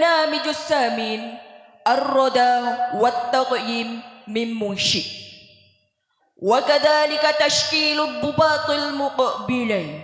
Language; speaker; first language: Arabic; non-native, learner; Indonesian